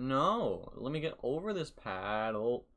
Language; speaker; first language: English; native; English